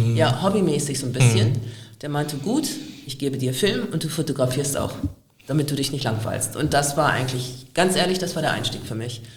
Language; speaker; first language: German; native; German